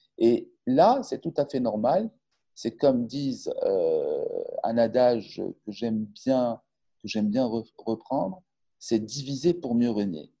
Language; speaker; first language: French; non-native, local second language; Arabic